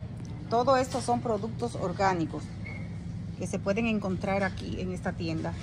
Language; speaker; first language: Spanish; native; Spanish